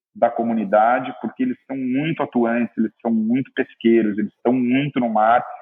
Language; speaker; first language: Portuguese; native; Portuguese